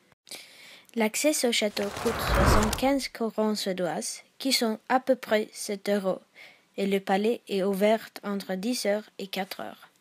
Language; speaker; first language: French; non-native, learner; Swedish